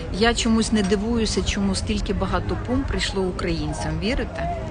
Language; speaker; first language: Ukrainian; native; Ukrainian